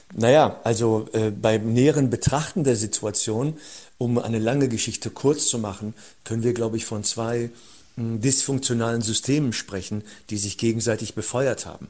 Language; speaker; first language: German; early bilingual, other home language; Turkish